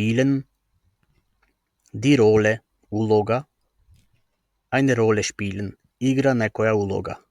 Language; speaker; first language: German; non-native, fluent; Macedonian